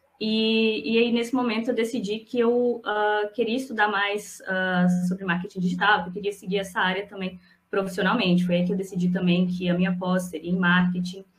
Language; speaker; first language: Portuguese; native; Portuguese